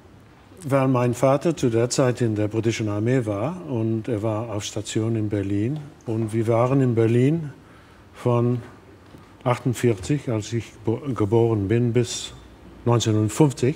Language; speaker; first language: German; non-native, fluent; English